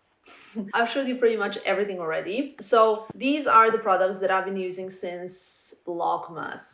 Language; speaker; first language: English; non-native, fluent; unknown